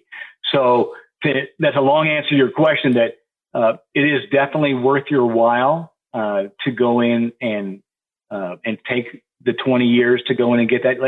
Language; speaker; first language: English; native; English